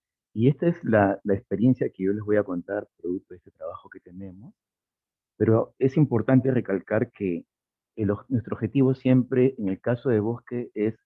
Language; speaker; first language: Spanish; native; Spanish